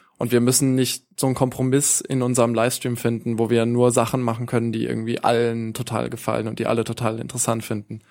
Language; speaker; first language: German; native; German